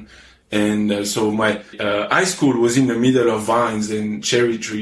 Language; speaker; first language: English; non-native, fluent; French